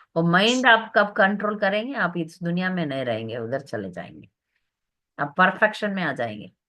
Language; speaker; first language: Hindi; non-native, local second language; Tamil